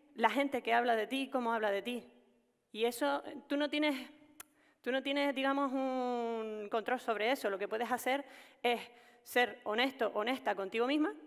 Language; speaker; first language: Spanish; native; Spanish